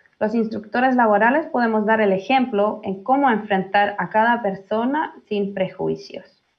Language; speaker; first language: Spanish; early bilingual, heritage; Finnish